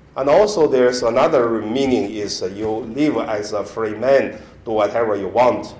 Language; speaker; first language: English; non-native, learner; Chinese